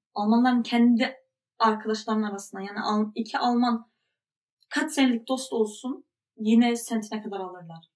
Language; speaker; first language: Turkish; early bilingual, heritage; Turkish